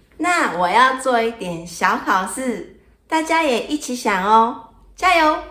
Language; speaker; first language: Chinese; non-native, fluent; Japanese